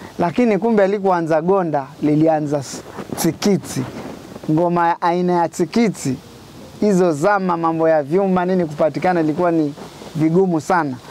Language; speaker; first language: Swahili; non-native, local second language; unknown